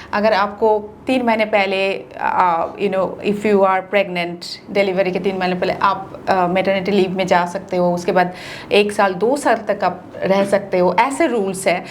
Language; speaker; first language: Hindi; non-native, local second language; Bangla